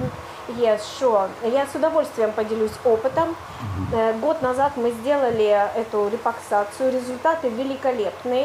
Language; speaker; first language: Russian; native; Russian